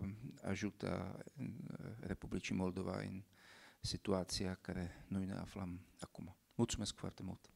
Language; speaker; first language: Romanian; non-native, fluent; Czech